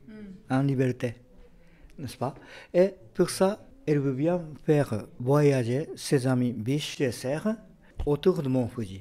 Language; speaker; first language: French; non-native, fluent; Japanese